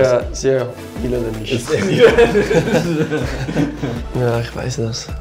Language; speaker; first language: German; non-native, learner; Dutch